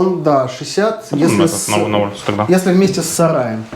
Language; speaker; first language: Russian; native; Russian